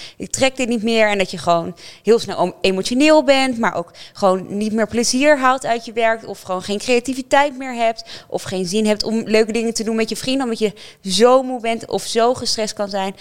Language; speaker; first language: Dutch; native; Dutch